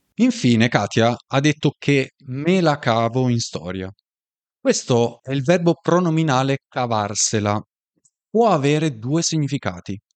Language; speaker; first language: Italian; native; Italian